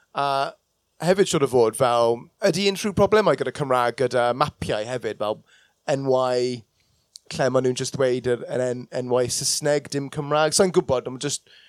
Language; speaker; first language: Welsh; non-native, local second language; English